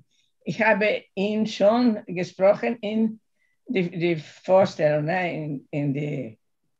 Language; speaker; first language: German; non-native, learner; Portuguese